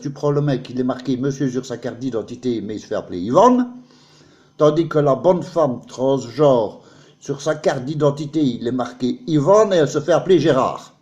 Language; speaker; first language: French; native; French